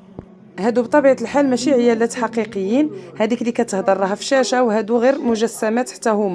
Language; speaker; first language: Arabic; native; Arabic